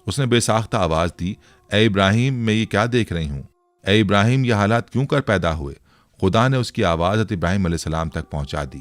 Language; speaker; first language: Urdu; native; Urdu